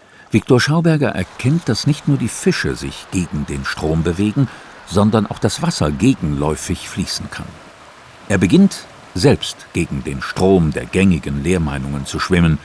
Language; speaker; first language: German; native; German